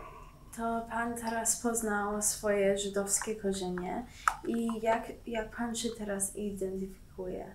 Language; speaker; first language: Polish; early bilingual, heritage; Polish